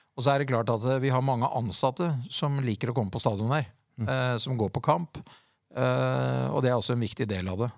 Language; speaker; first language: Norwegian; native; Norwegian